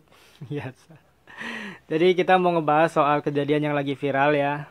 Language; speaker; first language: Indonesian; native; Indonesian